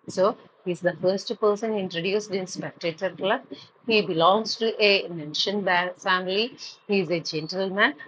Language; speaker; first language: English; non-native, local second language; Malayalam